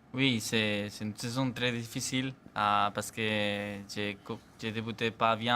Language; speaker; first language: French; non-native, learner; Spanish